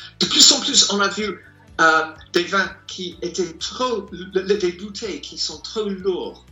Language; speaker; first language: French; non-native, fluent; English